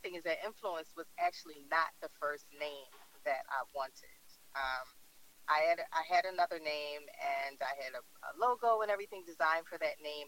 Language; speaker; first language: English; native; English